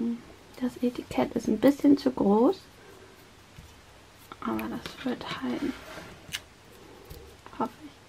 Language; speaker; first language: German; native; German